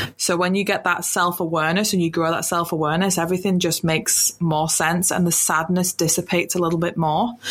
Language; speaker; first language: English; native; English